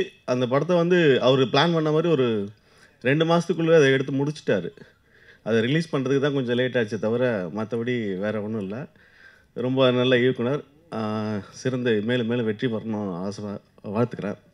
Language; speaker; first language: Tamil; native; Tamil